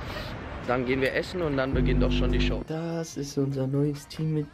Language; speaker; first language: German; native; German